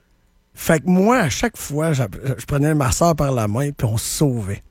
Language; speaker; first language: French; native; French